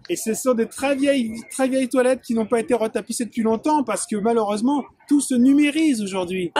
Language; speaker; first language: French; native; French